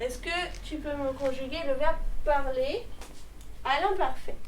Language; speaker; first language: French; native; French